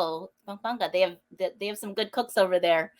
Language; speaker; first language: English; native; English